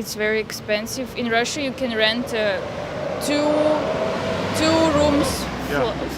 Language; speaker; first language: English; non-native, fluent; Russian